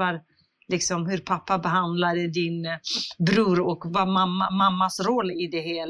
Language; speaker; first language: Swedish; non-native, fluent; Central Kurdish